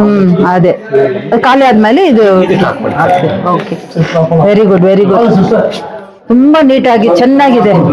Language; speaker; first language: Kannada; non-native, local second language; Tamil